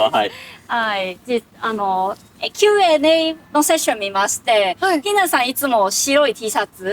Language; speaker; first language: Japanese; non-native, learner; Cantonese